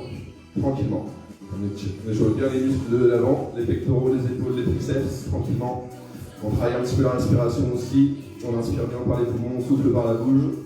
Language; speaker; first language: French; native; French